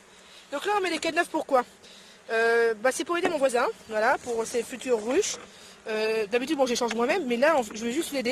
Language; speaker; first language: French; native; French